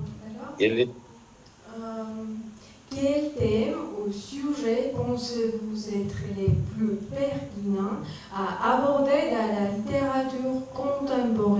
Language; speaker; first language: French; non-native, fluent; Georgian